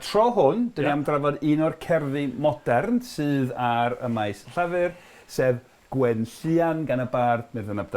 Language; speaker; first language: Welsh; non-native, fluent; English